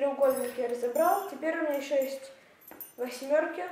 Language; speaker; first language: Russian; native; Russian